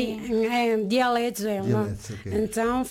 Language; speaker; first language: Portuguese; non-native, learner; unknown